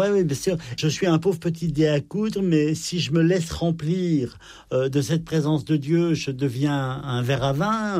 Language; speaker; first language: French; native; French